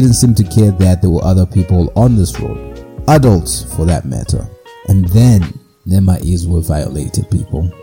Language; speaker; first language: English; non-native, local second language; Shona